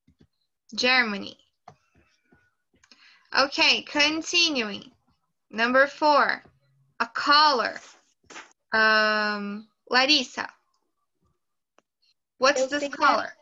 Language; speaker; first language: English; non-native, fluent; Portuguese